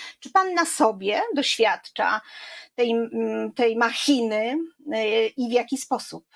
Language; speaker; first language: Polish; native; Polish